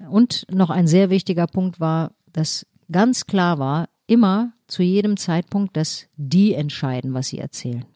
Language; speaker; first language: German; native; German